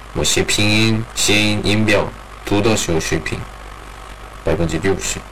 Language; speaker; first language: Chinese; non-native, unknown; Korean